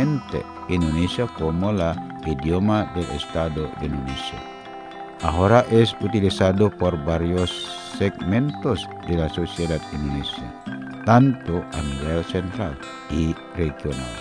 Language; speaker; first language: Spanish; non-native, learner; Indonesian